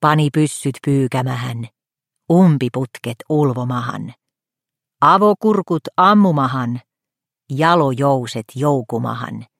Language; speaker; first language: Finnish; native; Finnish